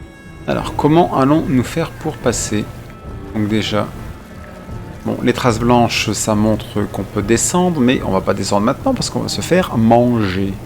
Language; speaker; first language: French; native; French